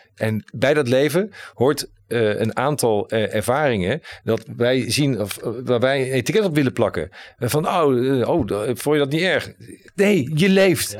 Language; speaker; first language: Dutch; native; Dutch